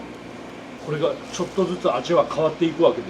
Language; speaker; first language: Japanese; native; Japanese